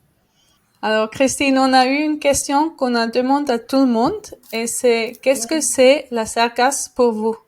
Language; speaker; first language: French; non-native, learner; Spanish